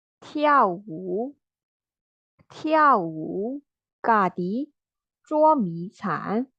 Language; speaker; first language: Chinese; non-native, learner; Burmese